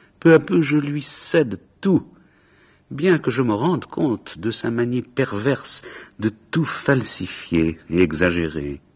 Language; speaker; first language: French; native; French